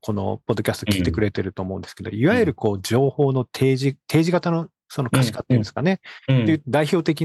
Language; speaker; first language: Japanese; native; Japanese